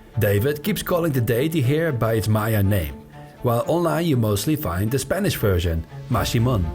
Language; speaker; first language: English; native; English